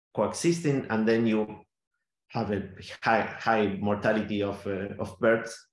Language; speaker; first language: English; non-native, fluent; Spanish